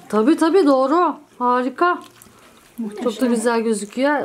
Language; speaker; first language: Turkish; native; Turkish